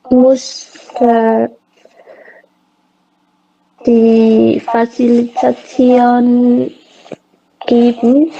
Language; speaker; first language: German; non-native, learner; Indonesian